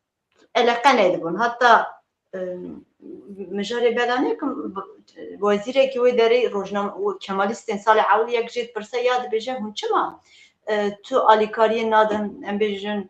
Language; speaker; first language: Kurdish; native; Kurdish